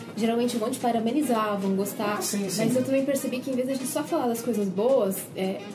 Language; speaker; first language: Portuguese; native; Portuguese